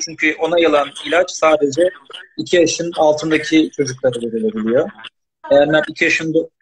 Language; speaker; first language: Turkish; native; Turkish